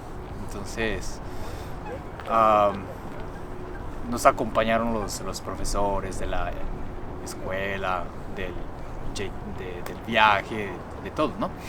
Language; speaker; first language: Spanish; non-native, fluent; Japanese